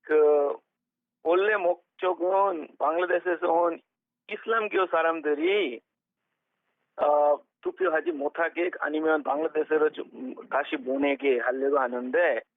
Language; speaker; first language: Korean; non-native, fluent; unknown